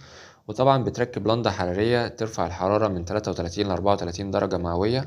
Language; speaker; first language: Arabic; native; Arabic